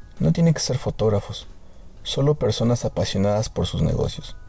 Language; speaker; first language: Spanish; native; Spanish